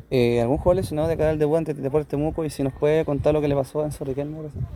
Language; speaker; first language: Spanish; native; Spanish